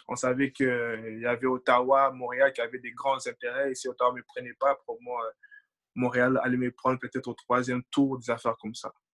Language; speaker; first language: French; early bilingual, other home language; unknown